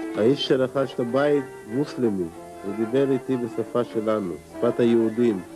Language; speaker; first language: Hebrew; early bilingual, other home language; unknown